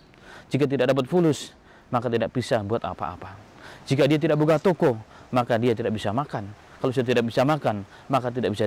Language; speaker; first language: Indonesian; native; Indonesian